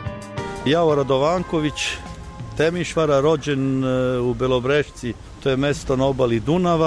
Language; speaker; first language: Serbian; early bilingual, heritage; Serbian